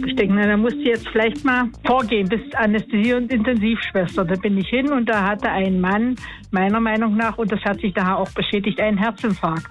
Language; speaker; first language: German; native; German